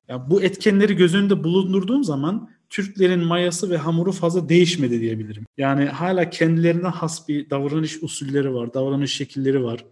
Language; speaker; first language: Turkish; early bilingual, heritage; Turkish